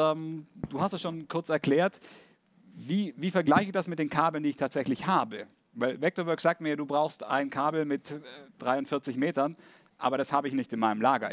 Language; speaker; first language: German; native; German